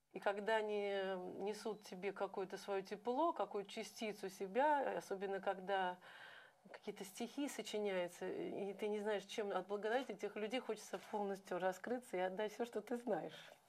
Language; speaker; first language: Russian; native; Russian